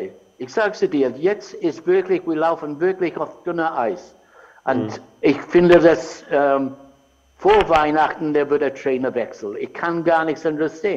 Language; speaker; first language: German; non-native, fluent; English